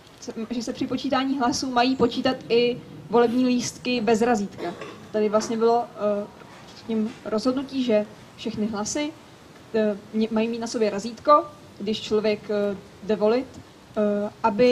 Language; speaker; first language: Czech; native; Czech